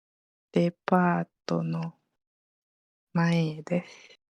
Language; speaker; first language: Japanese; non-native, fluent; Malay